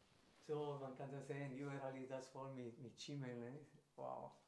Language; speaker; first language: German; non-native, fluent; Spanish